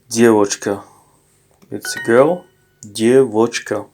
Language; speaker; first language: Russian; non-native, fluent; English